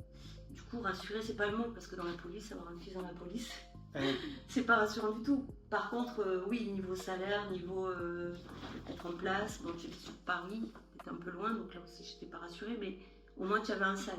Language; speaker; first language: French; native; French